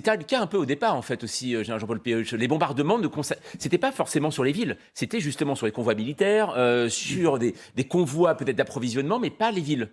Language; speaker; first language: French; native; French